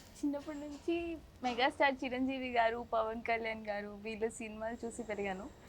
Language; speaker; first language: Telugu; native; Telugu